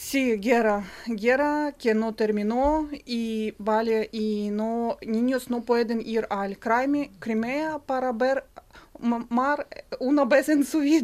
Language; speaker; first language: Spanish; non-native, learner; Ukrainian